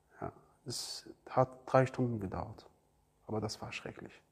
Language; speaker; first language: German; non-native, learner; Arabic